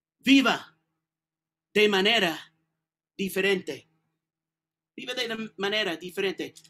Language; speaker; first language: Spanish; non-native, learner; English